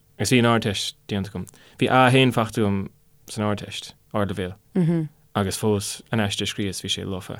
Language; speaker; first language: Irish; non-native, local second language; English